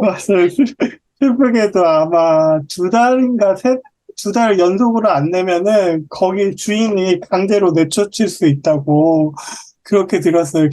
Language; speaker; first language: Korean; native; Korean